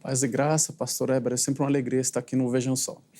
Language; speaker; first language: Portuguese; native; Portuguese